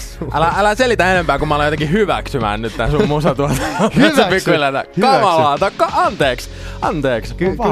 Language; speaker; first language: Finnish; native; Finnish